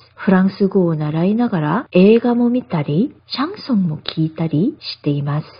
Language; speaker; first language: Japanese; non-native, fluent; Korean